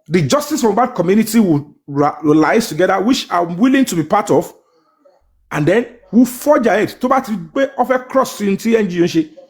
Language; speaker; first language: English; non-native, local second language; Yoruba